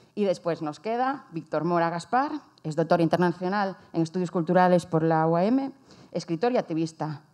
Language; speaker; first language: Spanish; native; Spanish